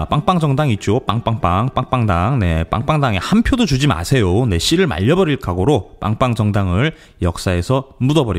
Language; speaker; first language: Korean; native; Korean